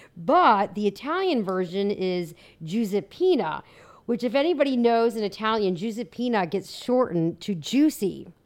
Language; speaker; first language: English; native; English